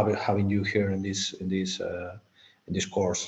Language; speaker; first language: English; non-native, fluent; Spanish